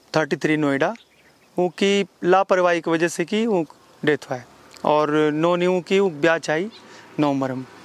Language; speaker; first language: Hindi; non-native, local second language; Garhwali